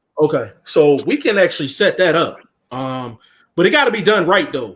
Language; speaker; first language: English; native; English